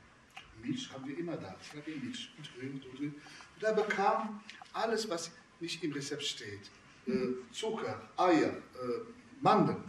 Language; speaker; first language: German; non-native, fluent; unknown